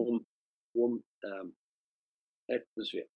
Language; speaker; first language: English; native; English